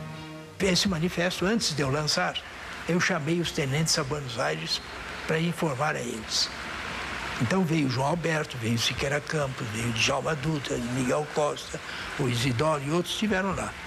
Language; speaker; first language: Portuguese; native; Portuguese